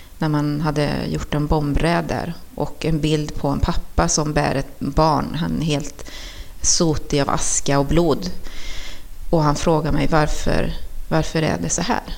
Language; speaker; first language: Swedish; early bilingual, other home language; Spanish